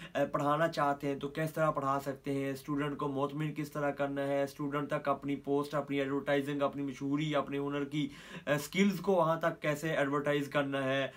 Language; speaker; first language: Urdu; non-native, local second language; Punjabi